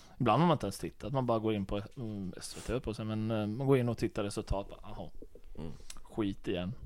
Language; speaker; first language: Swedish; early bilingual, other home language; Bosnian